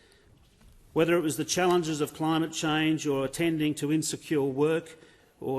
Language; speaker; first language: English; native; English